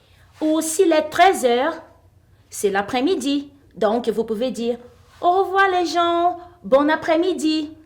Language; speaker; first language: French; non-native, fluent; Portuguese